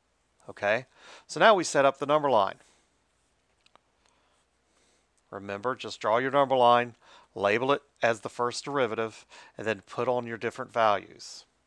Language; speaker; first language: English; native; English